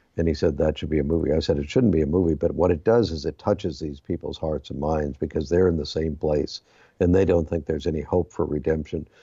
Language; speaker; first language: English; native; English